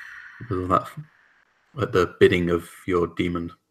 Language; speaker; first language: English; native; English